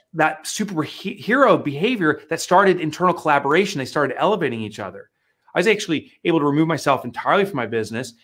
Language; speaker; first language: English; native; English